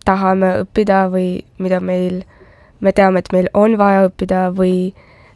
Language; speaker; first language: Estonian; non-native, local second language; Russian